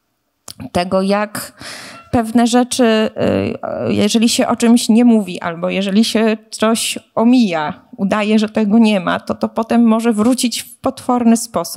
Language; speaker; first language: Polish; native; Polish